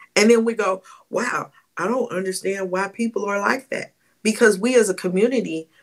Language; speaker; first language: English; native; English